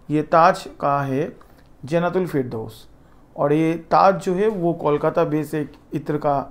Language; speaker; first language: Hindi; non-native, local second language; Bangla